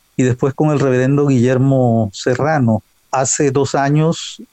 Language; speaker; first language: Spanish; native; Spanish